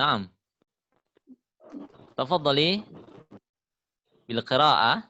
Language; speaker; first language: Arabic; non-native, fluent; Indonesian